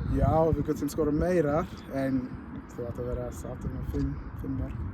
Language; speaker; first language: Icelandic; non-native, learner; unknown